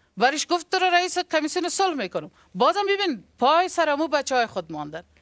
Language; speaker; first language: Persian; native; Persian